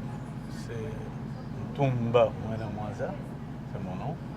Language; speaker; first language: French; non-native, local second language; Luba-Lulua